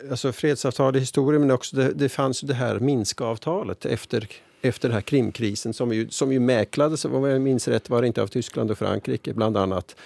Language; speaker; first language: Swedish; native; Swedish